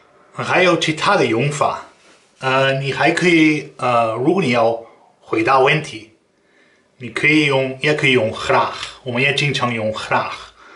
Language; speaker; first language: Chinese; non-native, fluent; Dutch